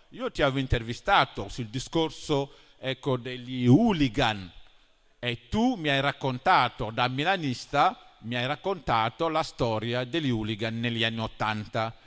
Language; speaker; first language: Italian; non-native, fluent; Wolof